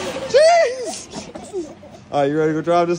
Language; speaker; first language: English; native; English